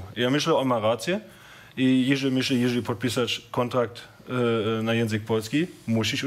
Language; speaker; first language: Polish; non-native, learner; German